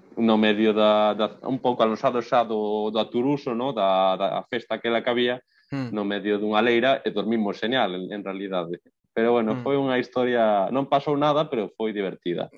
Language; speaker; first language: Galician; non-native, local second language; Spanish